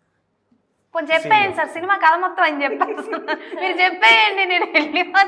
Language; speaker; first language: Telugu; native; Telugu